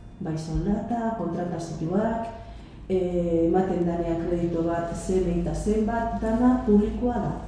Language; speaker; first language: Basque; non-native, local second language; Spanish